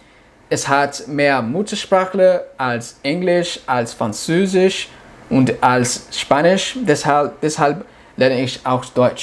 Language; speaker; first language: German; non-native, learner; English